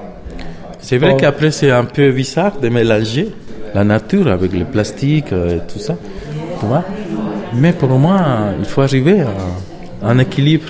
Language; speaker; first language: French; non-native, fluent; Spanish